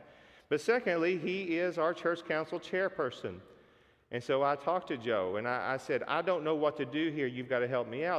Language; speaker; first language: English; native; English